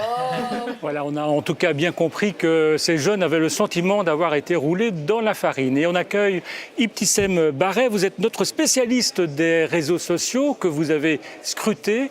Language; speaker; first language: French; native; French